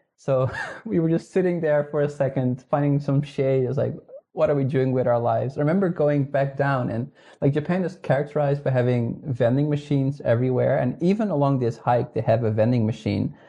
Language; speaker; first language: English; non-native, fluent; Dutch